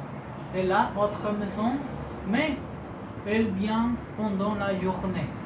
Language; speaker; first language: French; non-native, learner; Spanish